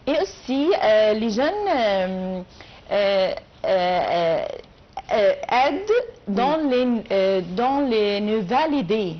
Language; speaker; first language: French; non-native, learner; Arabic